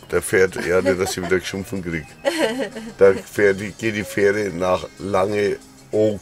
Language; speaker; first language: German; native; German